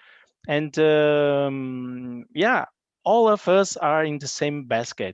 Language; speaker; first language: English; non-native, fluent; Portuguese